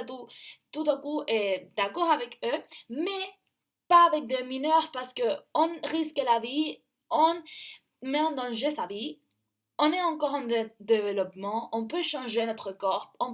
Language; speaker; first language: French; non-native, learner; Spanish